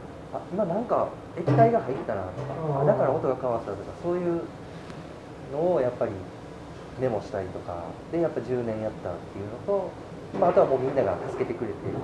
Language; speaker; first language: Japanese; native; Japanese